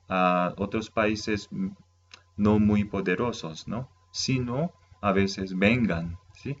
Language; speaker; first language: Spanish; non-native, fluent; Korean